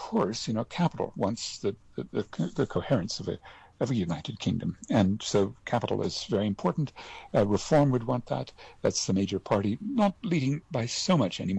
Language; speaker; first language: English; native; English